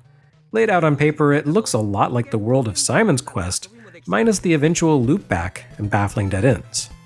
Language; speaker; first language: English; native; English